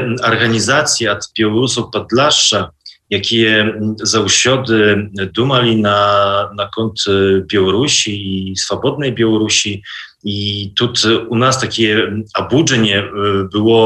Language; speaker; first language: Belarusian; non-native, local second language; Polish